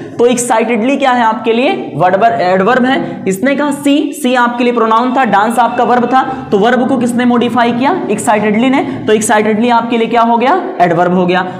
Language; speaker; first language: Hindi; native; Hindi